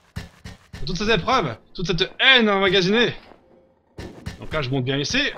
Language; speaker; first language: French; native; French